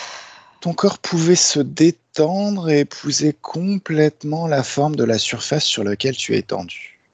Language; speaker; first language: French; native; French